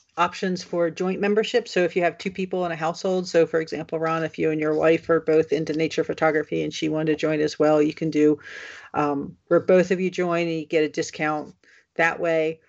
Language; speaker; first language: English; native; English